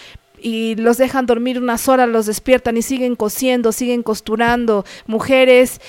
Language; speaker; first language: Spanish; native; Spanish